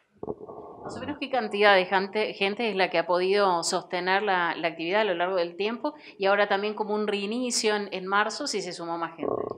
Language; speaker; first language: Spanish; native; Spanish